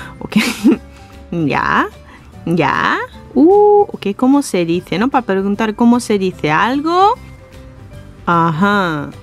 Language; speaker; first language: Spanish; non-native, fluent; Japanese